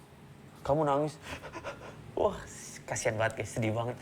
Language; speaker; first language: Indonesian; native; Indonesian